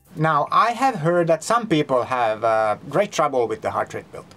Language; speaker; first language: English; non-native, fluent; Finnish